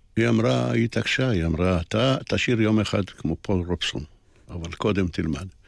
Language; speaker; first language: Hebrew; early bilingual, other home language; Polish